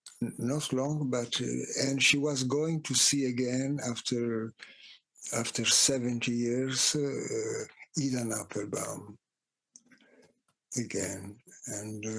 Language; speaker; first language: English; non-native, fluent; Italian